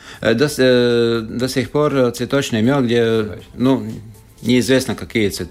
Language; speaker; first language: Russian; non-native, local second language; Latvian